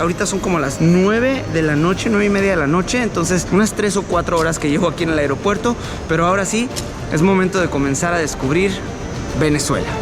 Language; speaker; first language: Spanish; native; Spanish